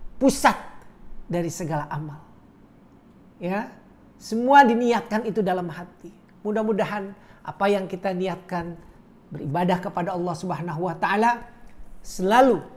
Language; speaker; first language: Indonesian; native; Indonesian